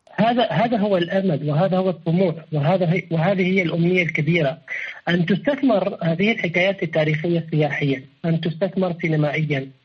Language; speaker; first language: Arabic; native; Arabic